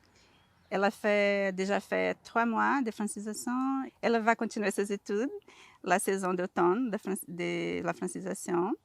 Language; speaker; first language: French; non-native, learner; Portuguese